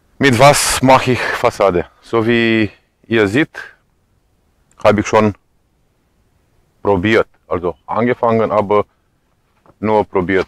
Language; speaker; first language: German; non-native, fluent; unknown